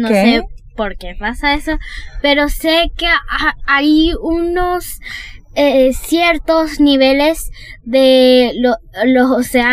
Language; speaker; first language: Spanish; early bilingual, heritage; Spanish